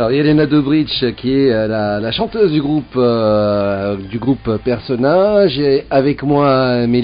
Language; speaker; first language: French; non-native, local second language; Arabic